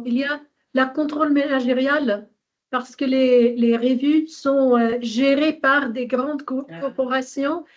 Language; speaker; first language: French; non-native, fluent; Polish